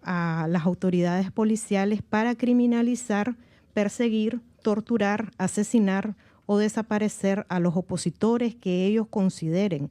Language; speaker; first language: Spanish; native; Spanish